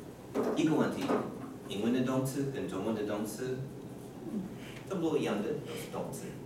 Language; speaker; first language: Chinese; non-native, learner; English